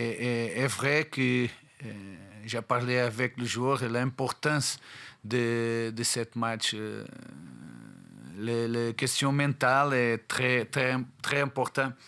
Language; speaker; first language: French; non-native, fluent; Portuguese